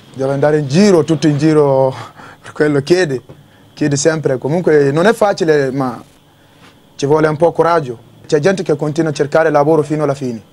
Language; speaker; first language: Italian; non-native, learner; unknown